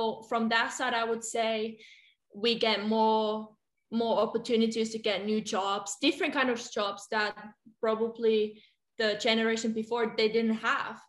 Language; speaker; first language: English; non-native, fluent; Finnish